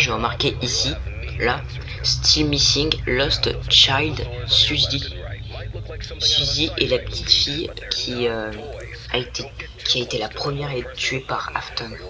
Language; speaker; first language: French; native; French